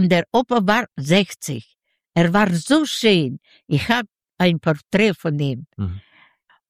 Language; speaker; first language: German; non-native, learner; Yiddish